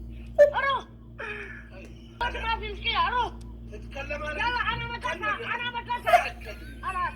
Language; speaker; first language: Arabic; non-native, learner; Amharic